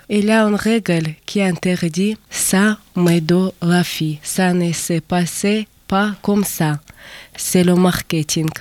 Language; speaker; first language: French; non-native, learner; Russian